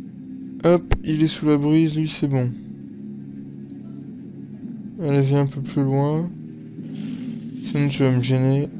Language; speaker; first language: French; native; French